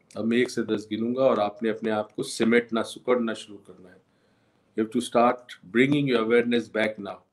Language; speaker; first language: Urdu; native; Urdu